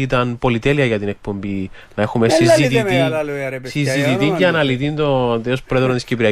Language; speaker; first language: Greek; native; Greek